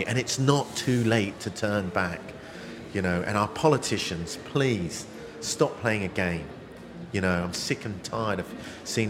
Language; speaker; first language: English; native; English